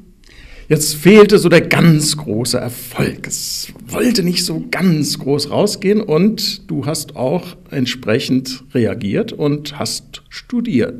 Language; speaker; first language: German; native; German